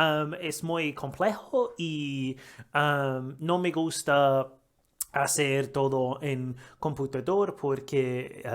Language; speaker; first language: Spanish; non-native, learner; English